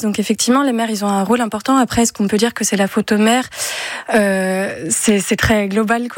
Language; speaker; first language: French; native; French